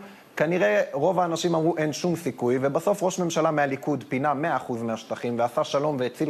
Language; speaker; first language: Hebrew; native; Hebrew